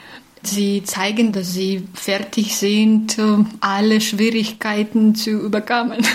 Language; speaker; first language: German; non-native, fluent; Belarusian